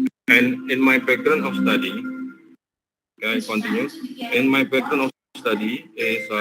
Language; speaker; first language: English; non-native, learner; Indonesian